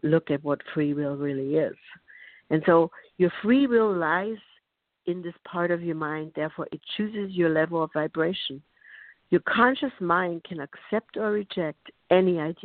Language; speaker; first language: English; non-native, fluent; German